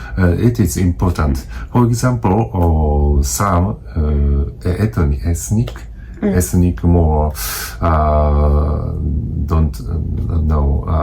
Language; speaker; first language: English; non-native, learner; Japanese